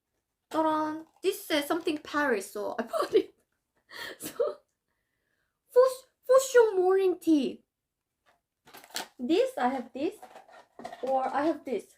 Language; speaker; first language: English; non-native, fluent; Korean